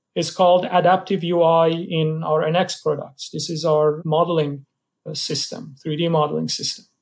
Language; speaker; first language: English; non-native, fluent; Persian